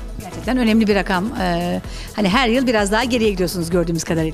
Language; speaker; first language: Turkish; native; Turkish